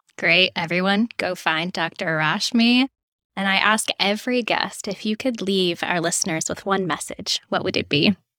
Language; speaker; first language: English; native; English